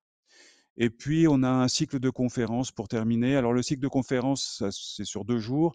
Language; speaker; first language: French; native; French